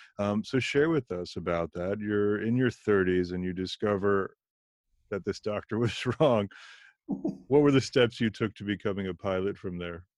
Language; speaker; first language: English; native; English